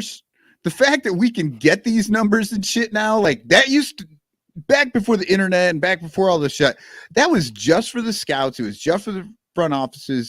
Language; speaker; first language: English; native; English